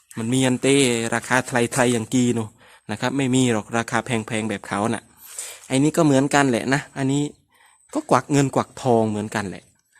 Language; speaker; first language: Thai; non-native, local second language; Northern Khmer